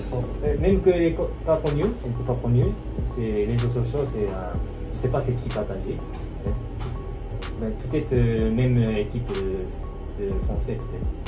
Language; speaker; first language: French; non-native, learner; Japanese